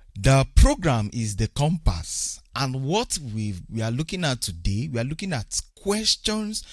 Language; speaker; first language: English; non-native, local second language; Yoruba